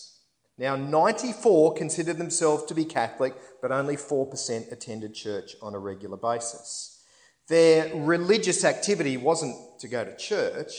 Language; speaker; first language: English; native; English